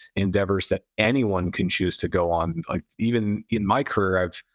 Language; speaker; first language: English; native; English